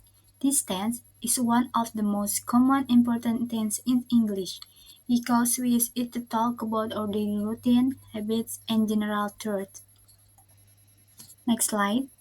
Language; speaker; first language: English; non-native, learner; Indonesian